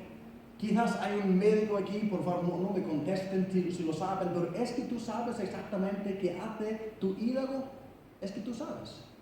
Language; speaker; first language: Spanish; non-native, fluent; Icelandic